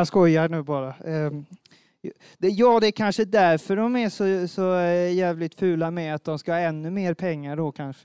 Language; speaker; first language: Swedish; native; Swedish